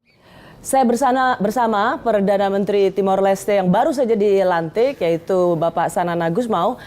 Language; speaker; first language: Indonesian; native; Indonesian